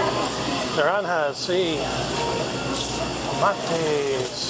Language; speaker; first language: Spanish; non-native, learner; English